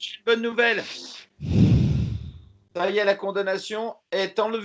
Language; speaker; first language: French; native; French